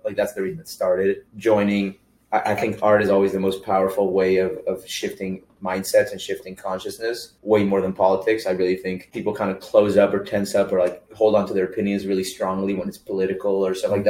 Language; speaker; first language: English; early bilingual, other home language; Spanish